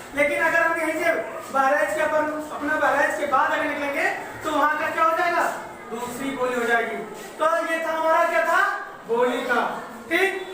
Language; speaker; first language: Hindi; native; Hindi